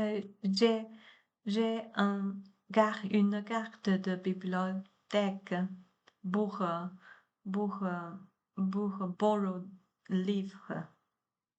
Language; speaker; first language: French; non-native, learner; Chinese